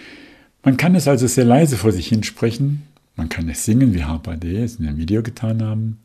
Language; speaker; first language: German; native; German